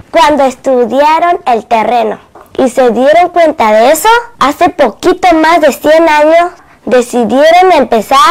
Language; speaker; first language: Spanish; early bilingual, other home language; Cantonese